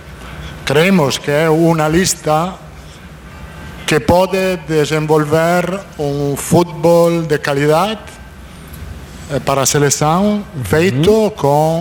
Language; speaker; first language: Portuguese; non-native, fluent; Italian